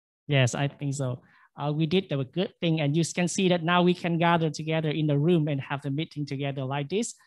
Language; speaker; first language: English; non-native, fluent; Vietnamese